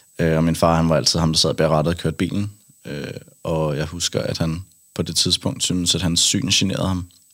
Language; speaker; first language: Danish; native; Danish